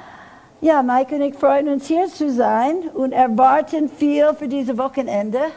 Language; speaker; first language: German; non-native, fluent; English